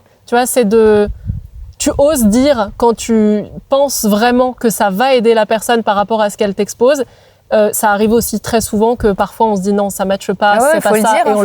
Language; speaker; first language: French; native; French